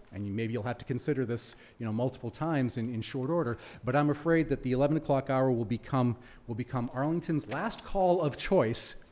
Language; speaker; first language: English; native; English